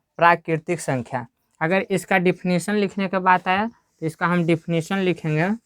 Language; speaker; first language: Hindi; native; Hindi